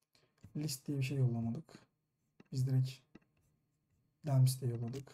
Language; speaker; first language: Turkish; native; Turkish